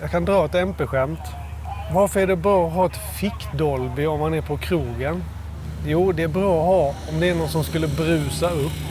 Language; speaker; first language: Swedish; native; Swedish